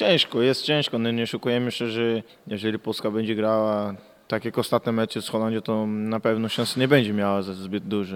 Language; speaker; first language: Polish; non-native, fluent; Portuguese